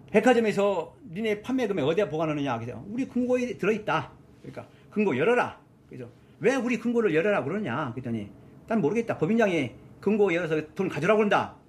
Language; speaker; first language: Korean; native; Korean